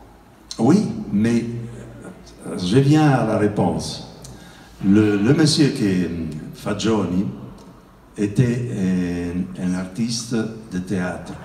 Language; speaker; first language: French; non-native, fluent; Italian